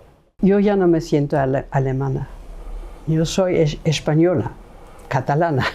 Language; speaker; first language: Spanish; non-native, fluent; German